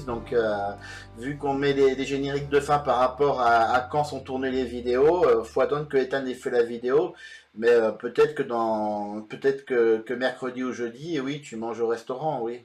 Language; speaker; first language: French; native; French